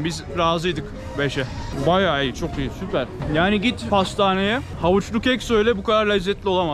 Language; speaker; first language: Turkish; native; Turkish